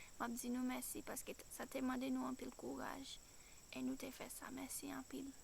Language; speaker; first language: Haitian Creole; non-native, fluent; English